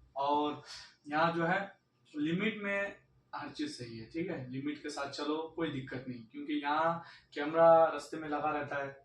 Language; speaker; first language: Hindi; native; Hindi